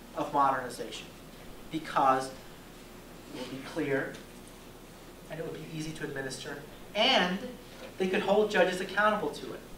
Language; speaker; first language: English; native; English